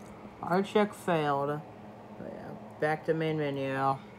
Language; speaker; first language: English; native; English